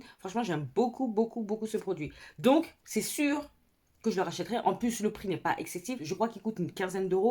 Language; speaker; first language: French; native; French